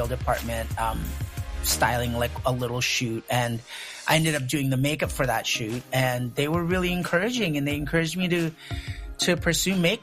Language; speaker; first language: English; early bilingual, other home language; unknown